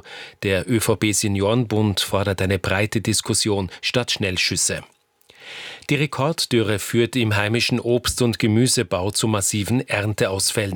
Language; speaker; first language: German; native; German